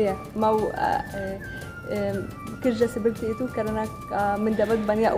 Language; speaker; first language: Indonesian; non-native, fluent; Arabic